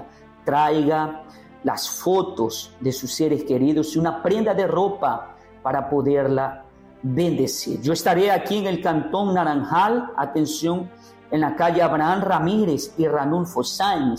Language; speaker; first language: Spanish; native; Spanish